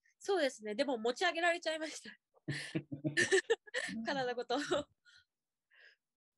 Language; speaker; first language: Japanese; native; Japanese